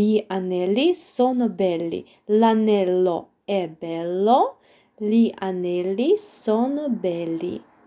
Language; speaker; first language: Italian; non-native, fluent; Ukrainian